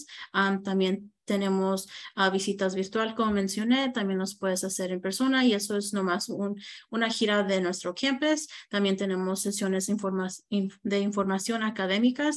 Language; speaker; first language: Spanish; early bilingual, heritage; Spanish